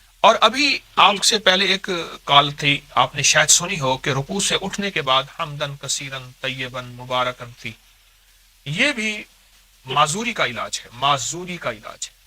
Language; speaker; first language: Urdu; native; Urdu